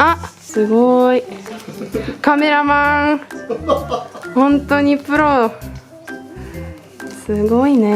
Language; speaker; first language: Japanese; non-native, learner; Slovak